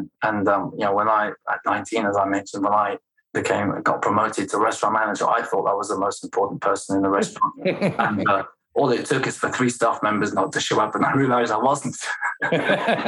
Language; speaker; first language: English; non-native, fluent; French